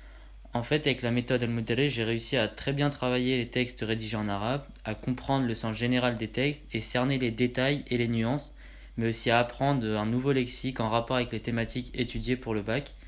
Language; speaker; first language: French; native; French